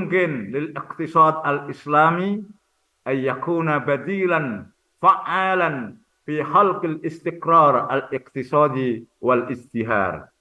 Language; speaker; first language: Arabic; non-native, fluent; Indonesian